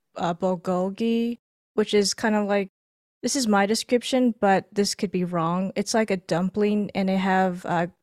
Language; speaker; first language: English; early bilingual, other home language; Filipino